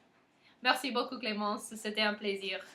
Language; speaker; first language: French; non-native, learner; English